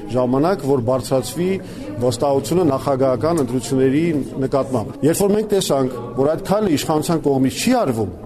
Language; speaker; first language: Armenian; native; Armenian